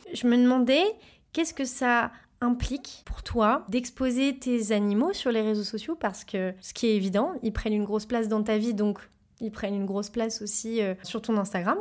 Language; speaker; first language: French; native; French